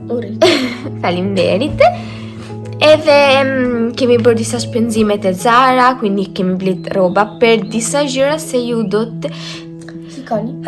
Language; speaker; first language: Albanian; early bilingual, heritage; Albanian